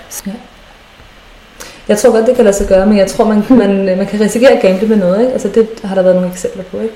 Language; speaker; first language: Danish; native; Danish